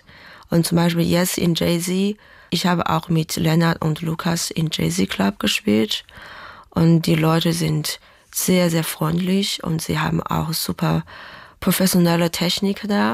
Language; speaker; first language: German; non-native, fluent; Chinese